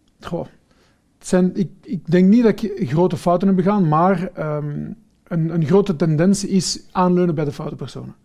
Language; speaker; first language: Dutch; early bilingual, other home language; Portuguese